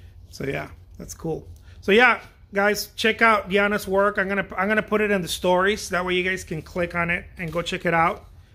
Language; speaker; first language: English; non-native, fluent; Spanish